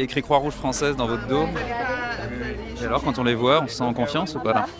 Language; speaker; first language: French; native; French